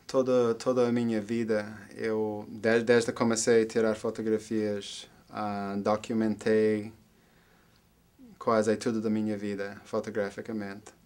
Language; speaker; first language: Portuguese; non-native, fluent; English